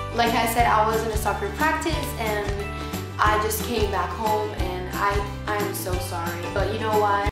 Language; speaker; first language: English; non-native, fluent; Spanish